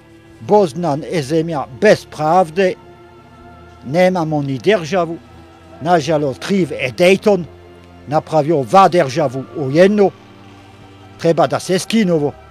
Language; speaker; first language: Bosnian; non-native, learner; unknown